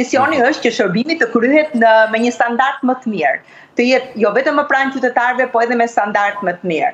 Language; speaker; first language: Albanian; native; Albanian